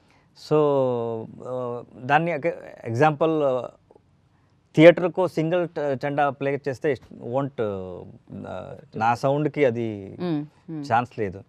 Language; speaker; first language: Telugu; non-native, learner; Kannada